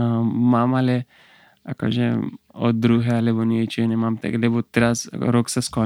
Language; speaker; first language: Slovak; non-native, learner; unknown